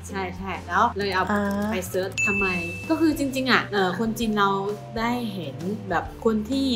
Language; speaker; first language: Thai; non-native, fluent; Chinese